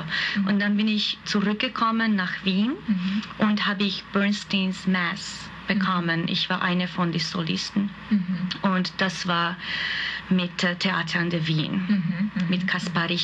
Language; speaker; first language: German; non-native, fluent; Hungarian